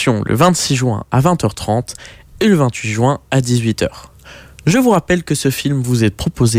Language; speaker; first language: French; native; French